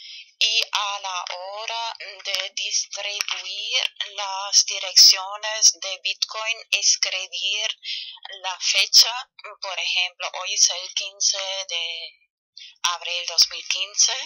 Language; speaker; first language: Spanish; non-native, fluent; German